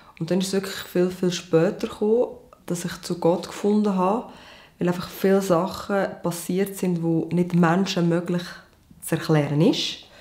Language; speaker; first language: German; early bilingual, other home language; Portuguese